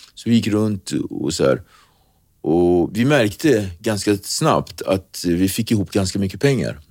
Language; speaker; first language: Swedish; early bilingual, other home language; Kabuverdianu